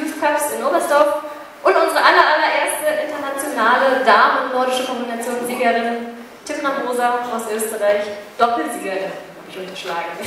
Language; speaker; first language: German; native; German